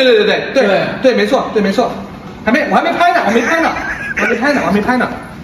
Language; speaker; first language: Chinese; native; Chinese